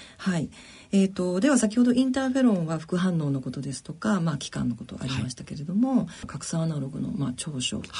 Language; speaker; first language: Japanese; native; Japanese